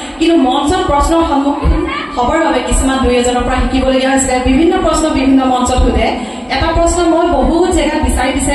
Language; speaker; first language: Assamese; native; Assamese